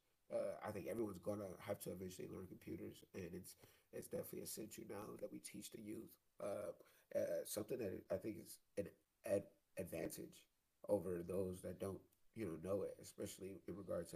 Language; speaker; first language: English; native; English